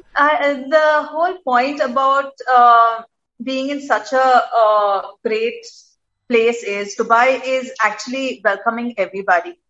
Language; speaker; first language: English; non-native, local second language; Gujarati